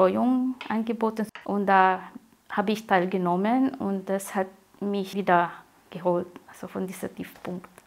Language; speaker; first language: German; non-native, fluent; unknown